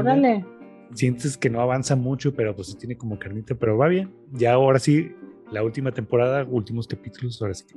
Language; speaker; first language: Spanish; native; Spanish